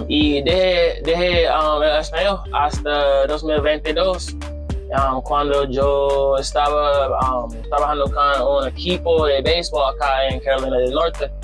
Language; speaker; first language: Spanish; non-native, learner; English